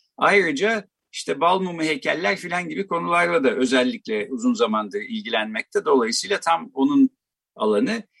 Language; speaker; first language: Turkish; native; Turkish